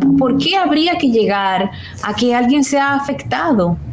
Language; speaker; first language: Spanish; native; Spanish